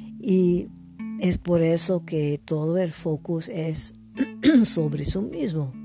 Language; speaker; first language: Spanish; non-native, learner; English